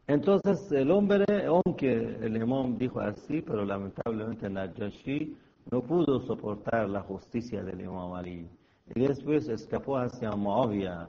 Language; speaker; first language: Spanish; non-native, fluent; Persian